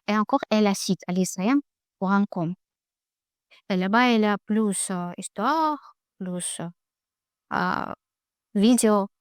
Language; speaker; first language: French; non-native, learner; Russian